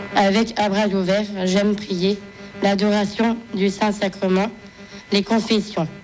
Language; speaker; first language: French; native; French